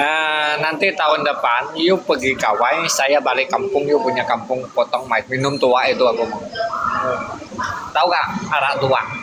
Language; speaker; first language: Indonesian; non-native, learner; Vietnamese